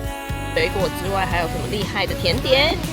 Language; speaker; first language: Chinese; non-native, fluent; Serbian